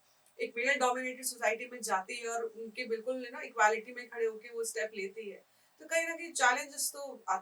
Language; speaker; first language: Hindi; native; Hindi